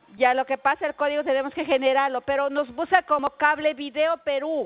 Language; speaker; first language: Spanish; native; Spanish